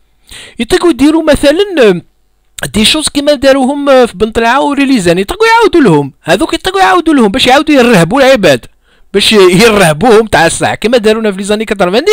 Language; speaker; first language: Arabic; native; Arabic